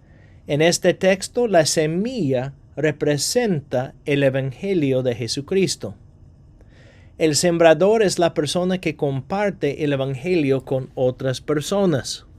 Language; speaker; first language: Spanish; non-native, fluent; English